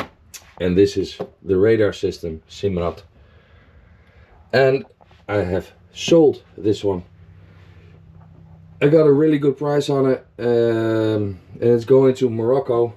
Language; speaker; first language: English; non-native, fluent; Dutch